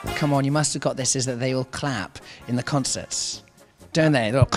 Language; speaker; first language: English; native; English